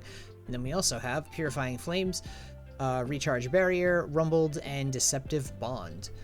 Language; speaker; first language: English; native; English